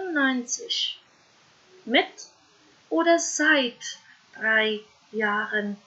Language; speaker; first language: German; non-native, fluent; Macedonian